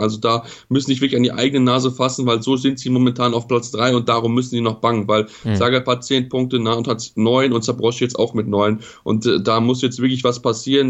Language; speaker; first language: German; native; German